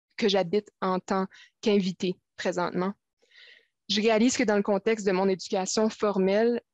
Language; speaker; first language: French; native; French